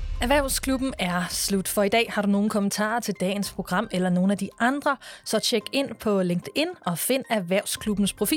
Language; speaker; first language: Danish; native; Danish